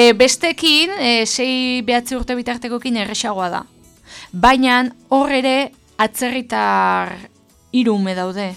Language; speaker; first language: Basque; native; Basque